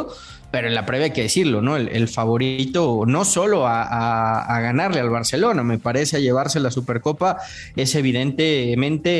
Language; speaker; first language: Spanish; native; Spanish